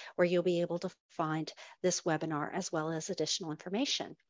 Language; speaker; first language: English; native; English